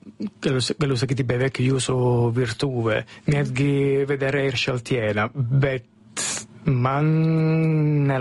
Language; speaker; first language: Lithuanian; non-native, learner; Italian